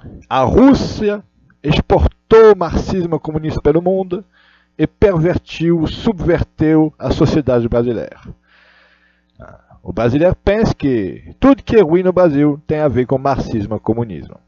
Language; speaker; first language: Portuguese; non-native, learner; Russian